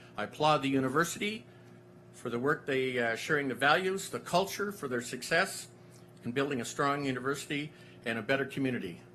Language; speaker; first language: English; native; English